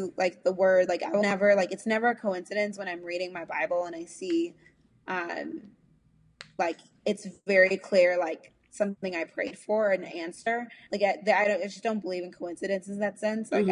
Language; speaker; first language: English; native; English